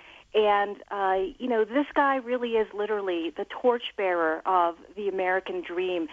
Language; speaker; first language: English; native; English